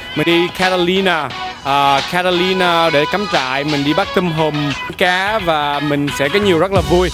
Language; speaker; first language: Vietnamese; native; Vietnamese